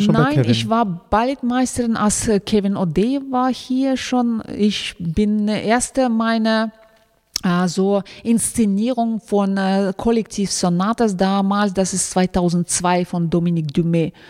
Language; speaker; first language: German; non-native, fluent; Russian